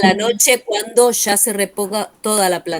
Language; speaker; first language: Spanish; native; Spanish